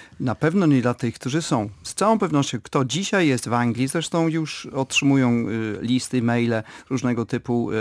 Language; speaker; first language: Polish; early bilingual, heritage; Polish